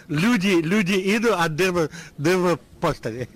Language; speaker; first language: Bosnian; non-native, learner; Russian